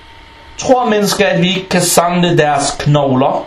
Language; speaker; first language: Danish; non-native, fluent; Arabic